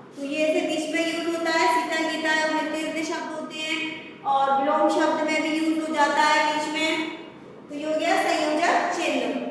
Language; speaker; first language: Hindi; native; Hindi